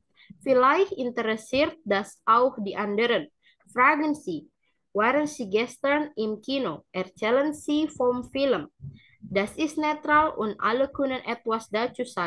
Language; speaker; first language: German; non-native, learner; Indonesian